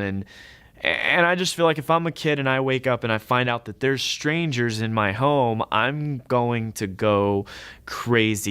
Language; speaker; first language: English; native; English